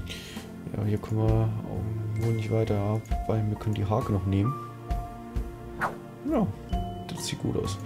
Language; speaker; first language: German; native; German